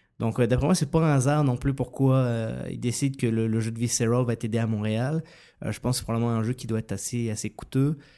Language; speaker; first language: French; native; French